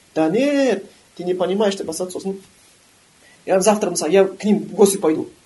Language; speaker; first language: Russian; non-native, local second language; Kazakh